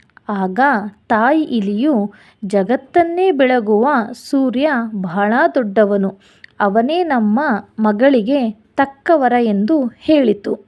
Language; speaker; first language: Kannada; native; Kannada